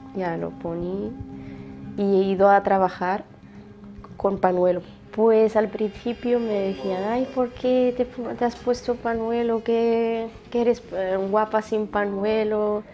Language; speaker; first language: Spanish; non-native, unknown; Riffian